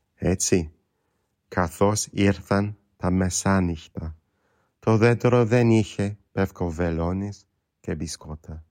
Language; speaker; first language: Greek; non-native, fluent; English